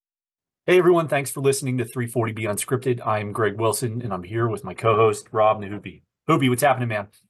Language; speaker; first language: English; native; English